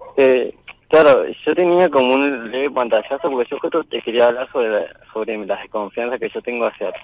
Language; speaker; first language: Spanish; native; Spanish